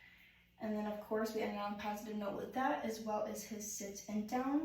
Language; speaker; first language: English; native; English